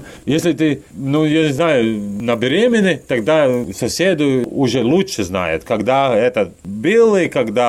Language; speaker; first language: Russian; non-native, learner; Latvian